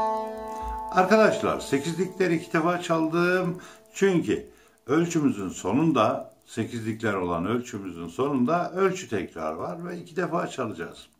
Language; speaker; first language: Turkish; native; Turkish